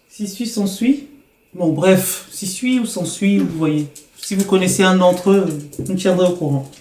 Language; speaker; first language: French; non-native, local second language; Lingala